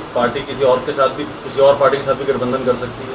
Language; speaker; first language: Hindi; native; Hindi